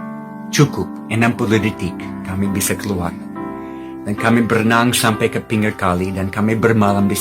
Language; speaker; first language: Indonesian; non-native, fluent; English